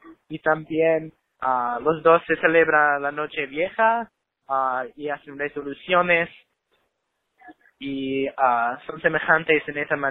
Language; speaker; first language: Spanish; non-native, learner; English